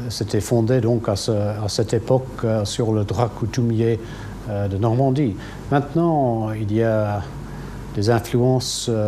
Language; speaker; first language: French; non-native, local second language; English